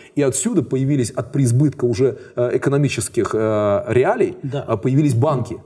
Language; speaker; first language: Russian; native; Russian